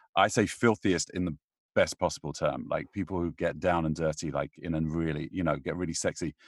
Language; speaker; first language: English; native; English